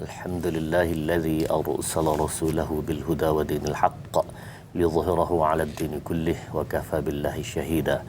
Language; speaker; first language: Malay; native; Malay